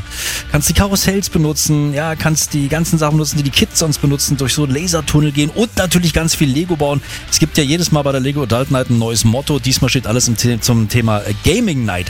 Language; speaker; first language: German; native; German